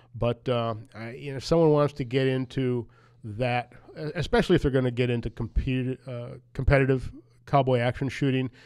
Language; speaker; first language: English; native; English